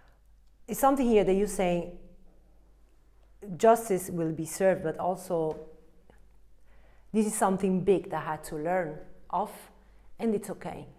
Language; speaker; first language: English; non-native, fluent; Italian